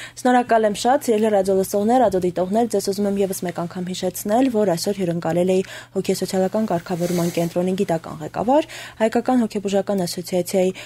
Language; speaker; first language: Armenian; native; Armenian